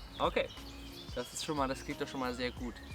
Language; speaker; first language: German; native; German